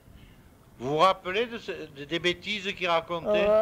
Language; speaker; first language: French; native; French